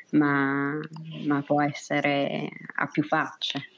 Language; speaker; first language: Italian; native; Italian